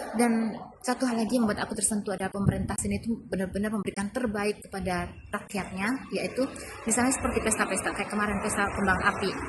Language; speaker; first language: Indonesian; native; Indonesian